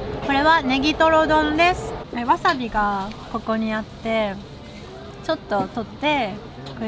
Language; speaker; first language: French; non-native, learner; Japanese